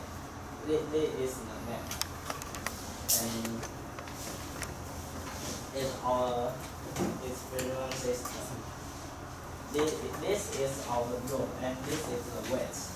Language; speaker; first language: English; non-native, learner; Chinese